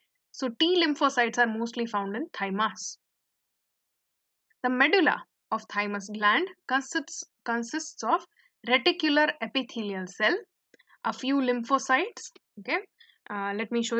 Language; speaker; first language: English; non-native, local second language; Hindi